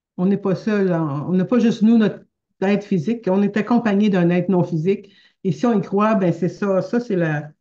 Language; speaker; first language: French; native; French